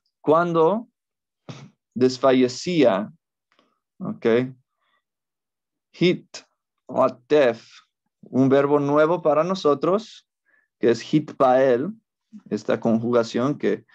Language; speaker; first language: Spanish; non-native, fluent; English